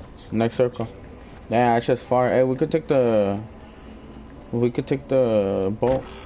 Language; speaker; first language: English; early bilingual, other home language; Spanish